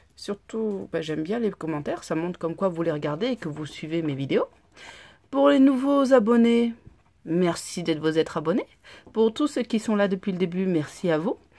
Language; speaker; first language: French; native; French